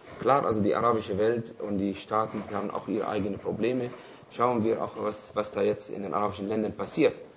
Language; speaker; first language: German; non-native, fluent; Arabic